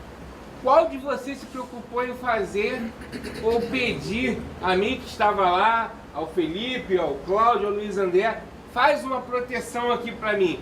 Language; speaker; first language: Portuguese; native; Portuguese